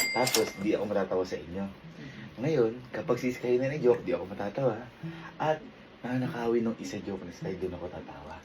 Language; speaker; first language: Filipino; native; Filipino